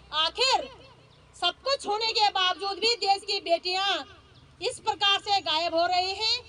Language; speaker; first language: Hindi; native; Hindi